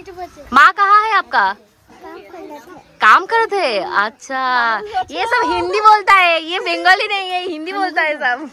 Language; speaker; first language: Hindi; non-native, local second language; Bangla